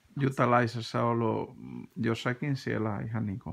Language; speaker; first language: Finnish; non-native, learner; Spanish